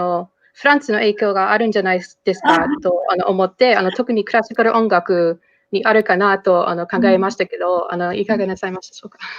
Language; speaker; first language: Japanese; non-native, fluent; English